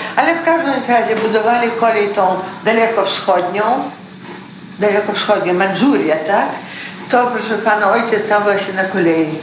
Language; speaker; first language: Polish; early bilingual, heritage; Polish